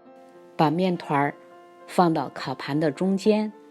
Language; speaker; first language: Chinese; native; Chinese